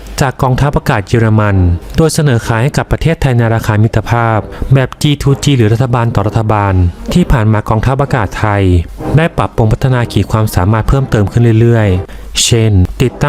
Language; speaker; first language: Thai; native; Thai